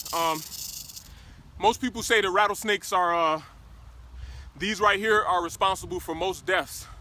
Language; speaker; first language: English; native; English